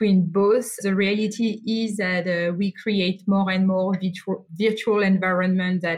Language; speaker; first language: English; non-native, fluent; French